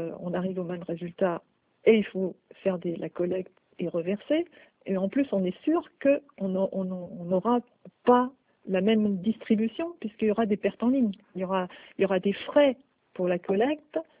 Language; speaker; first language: French; native; French